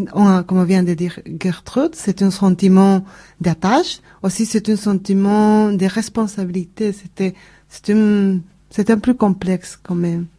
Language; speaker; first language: French; non-native, learner; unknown